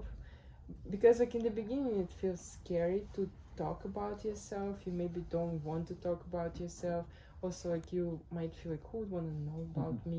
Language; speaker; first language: English; non-native, fluent; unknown